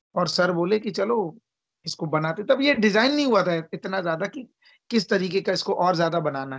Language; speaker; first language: Hindi; native; Hindi